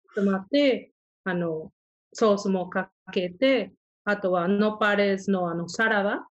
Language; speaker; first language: Japanese; non-native, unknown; Spanish